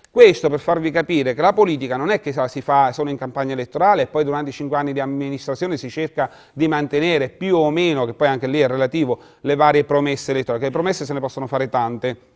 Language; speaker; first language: Italian; native; Italian